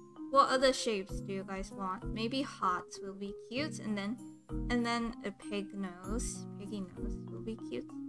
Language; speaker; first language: English; non-native, local second language; Cantonese